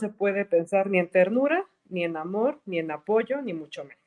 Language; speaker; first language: Spanish; native; Spanish